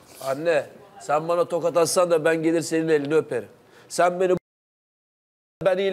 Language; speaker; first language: Turkish; native; Turkish